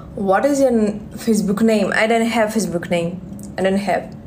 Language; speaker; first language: English; non-native, learner; Russian